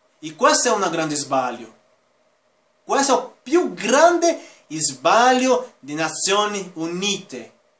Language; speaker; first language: Italian; non-native, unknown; Spanish